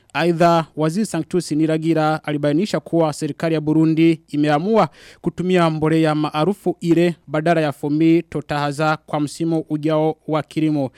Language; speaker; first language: Swahili; non-native, local second language; Rundi